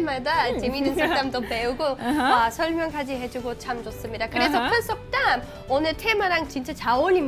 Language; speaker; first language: Korean; non-native, fluent; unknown